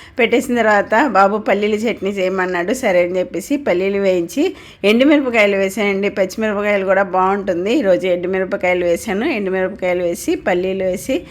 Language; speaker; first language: Telugu; non-native, local second language; Tamil